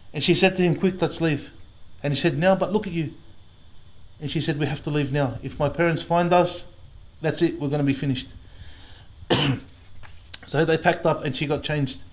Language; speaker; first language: English; native; English